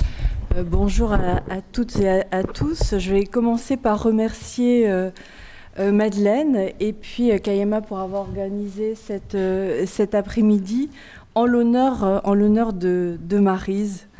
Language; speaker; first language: French; native; French